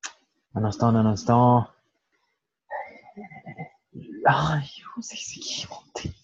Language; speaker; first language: French; non-native, learner; Portuguese